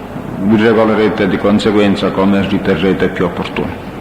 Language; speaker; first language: Italian; native; Italian